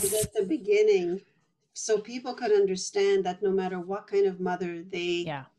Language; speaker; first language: English; early bilingual, other home language; Polish